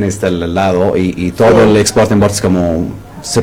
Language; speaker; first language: Spanish; non-native, learner; Arabic